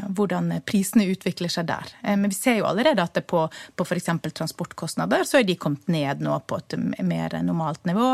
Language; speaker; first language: Norwegian; native; Norwegian